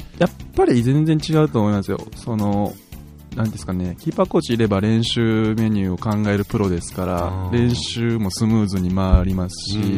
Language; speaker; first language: Japanese; native; Japanese